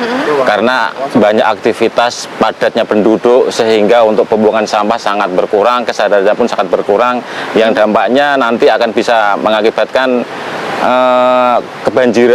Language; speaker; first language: Indonesian; native; Indonesian